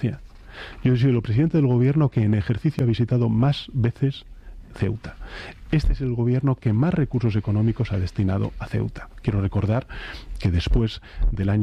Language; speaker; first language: Spanish; native; Spanish